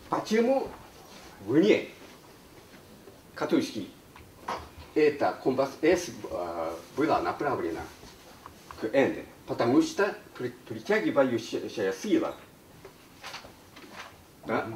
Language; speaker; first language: Russian; non-native, learner; Japanese